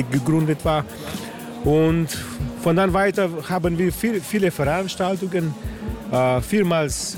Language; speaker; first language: German; non-native, learner; Slovenian